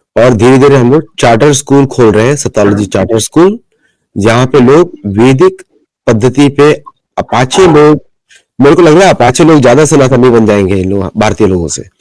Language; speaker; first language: Hindi; non-native, local second language; Marathi